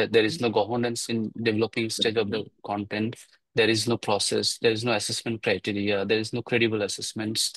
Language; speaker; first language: English; non-native, local second language; Bangla